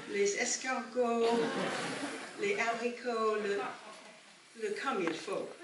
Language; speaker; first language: French; non-native, learner; English